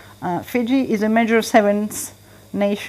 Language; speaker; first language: English; non-native, learner; French